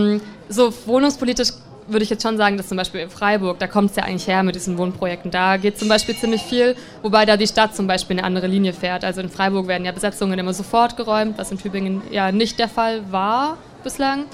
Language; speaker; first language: German; native; German